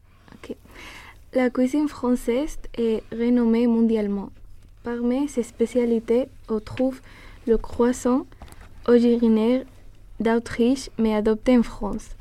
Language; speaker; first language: French; non-native, learner; Spanish